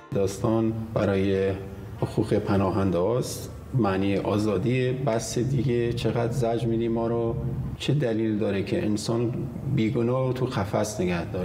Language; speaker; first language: Persian; non-native, local second language; Kurdish